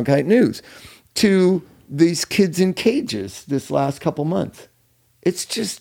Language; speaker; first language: English; native; English